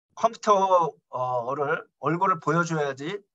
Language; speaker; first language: Korean; native; Korean